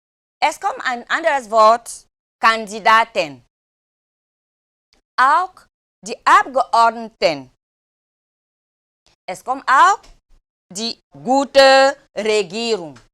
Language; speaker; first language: German; non-native, fluent; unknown